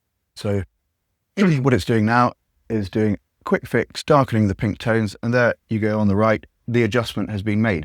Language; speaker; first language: English; native; English